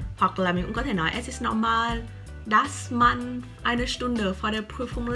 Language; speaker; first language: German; non-native, fluent; Vietnamese